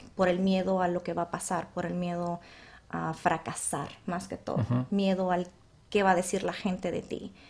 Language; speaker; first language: Spanish; native; Spanish